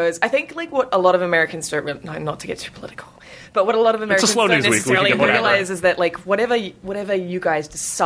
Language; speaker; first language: English; native; English